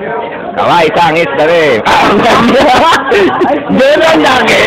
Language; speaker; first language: Japanese; non-native, learner; Filipino